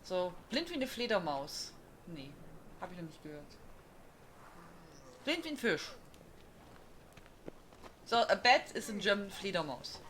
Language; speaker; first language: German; native; German